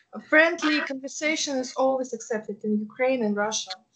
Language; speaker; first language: English; non-native, fluent; Russian